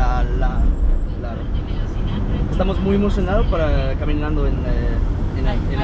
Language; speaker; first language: Spanish; non-native, learner; English